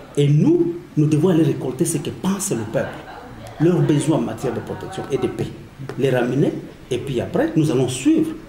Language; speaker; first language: French; non-native, local second language; Swahili